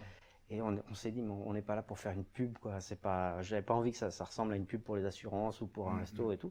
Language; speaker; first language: French; native; French